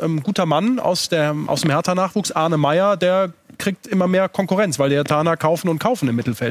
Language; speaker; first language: German; native; German